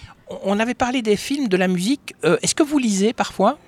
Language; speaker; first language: French; native; French